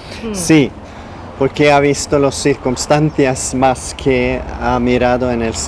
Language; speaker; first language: Spanish; non-native, learner; Swedish